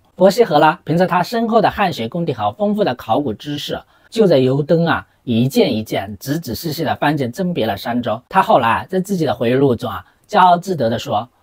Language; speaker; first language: Chinese; native; Chinese